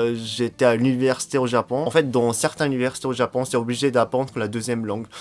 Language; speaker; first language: French; non-native, fluent; Japanese